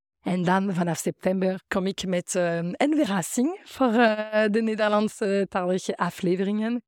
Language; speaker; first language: Dutch; non-native, fluent; French